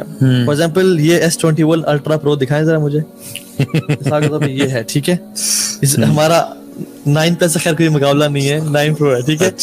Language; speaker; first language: Urdu; native; Urdu